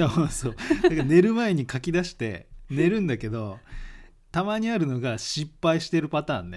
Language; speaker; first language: Japanese; native; Japanese